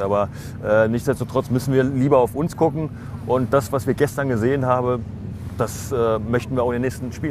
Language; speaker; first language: German; native; German